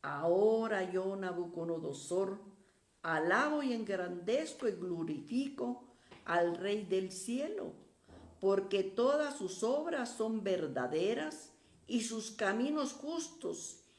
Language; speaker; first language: Spanish; native; Spanish